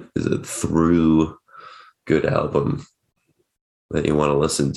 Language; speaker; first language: English; native; English